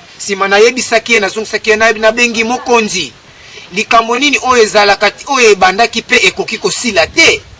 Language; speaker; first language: Lingala; non-native, local second language; Kongo